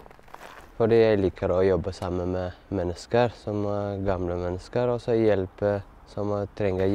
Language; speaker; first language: Norwegian; non-native, learner; Tigrinya